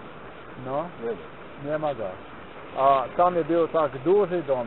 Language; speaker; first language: Polish; non-native, learner; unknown